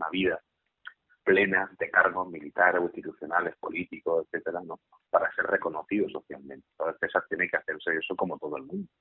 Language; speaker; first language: Spanish; native; Spanish